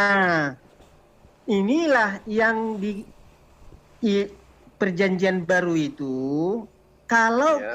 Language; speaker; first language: Indonesian; native; Indonesian